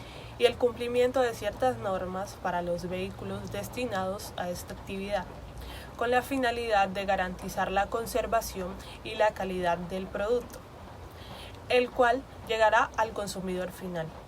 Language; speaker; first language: Spanish; native; Spanish